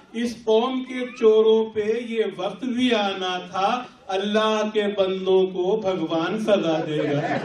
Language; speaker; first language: Urdu; native; Urdu